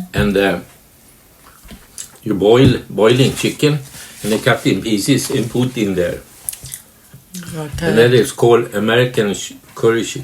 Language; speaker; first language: English; non-native, learner; Swedish